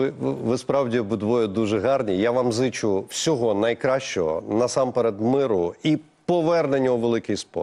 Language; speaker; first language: Ukrainian; native; Ukrainian